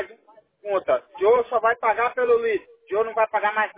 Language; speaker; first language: Spanish; non-native, learner; Portuguese